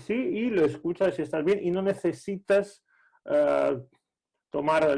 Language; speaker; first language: Spanish; non-native, fluent; Greek